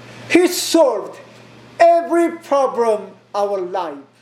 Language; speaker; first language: English; non-native, learner; Korean